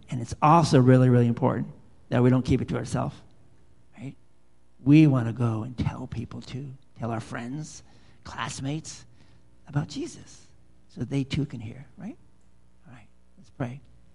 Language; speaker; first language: English; native; English